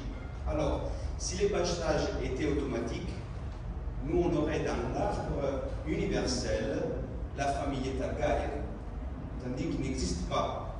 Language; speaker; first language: French; non-native, fluent; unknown